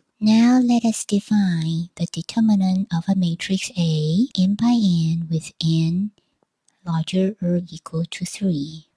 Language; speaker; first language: English; non-native, fluent; Chinese